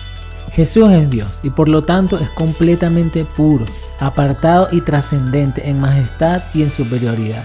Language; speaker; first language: Spanish; native; Spanish